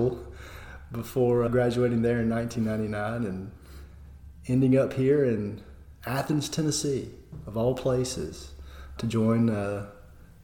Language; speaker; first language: English; native; English